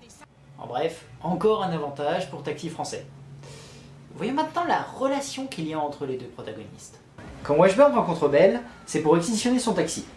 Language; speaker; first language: French; native; French